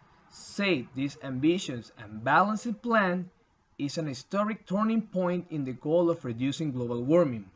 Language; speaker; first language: English; non-native, learner; Spanish